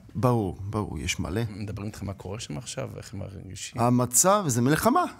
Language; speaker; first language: Hebrew; non-native, fluent; Ukrainian